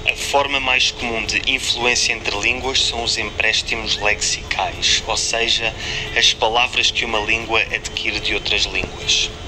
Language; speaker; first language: Portuguese; native; Portuguese